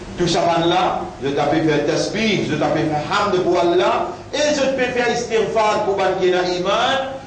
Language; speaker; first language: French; non-native, local second language; Morisyen